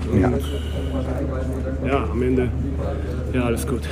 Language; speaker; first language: German; non-native, learner; Japanese